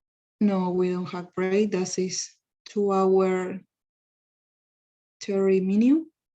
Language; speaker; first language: English; non-native, learner; Spanish